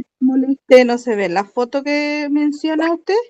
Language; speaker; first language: Spanish; native; Spanish